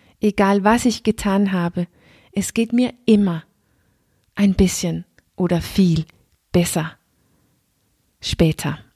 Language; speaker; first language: German; non-native, fluent; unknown